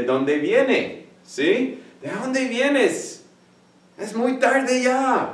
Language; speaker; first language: Spanish; non-native, fluent; English